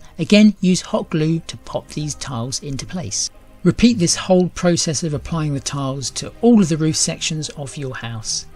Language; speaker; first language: English; native; English